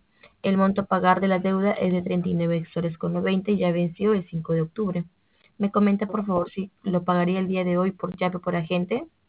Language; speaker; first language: Spanish; native; Spanish